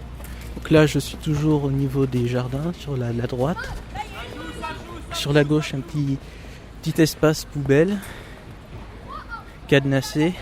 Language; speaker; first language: French; native; French